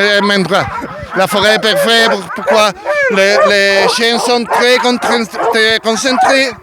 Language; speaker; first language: French; non-native, learner; Spanish